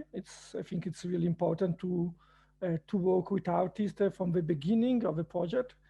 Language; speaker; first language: English; non-native, fluent; Italian